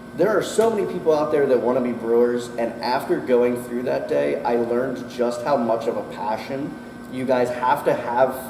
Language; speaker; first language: English; native; English